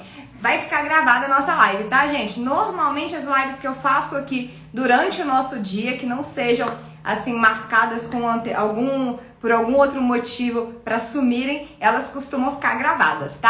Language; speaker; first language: Portuguese; native; Portuguese